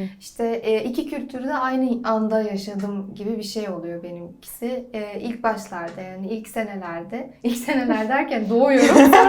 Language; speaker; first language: Turkish; early bilingual, heritage; Turkish